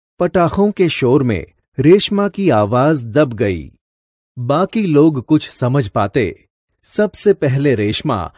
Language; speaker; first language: Hindi; non-native, local second language; Gujarati